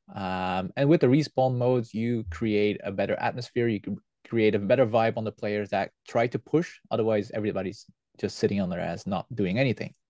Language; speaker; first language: English; non-native, fluent; Dutch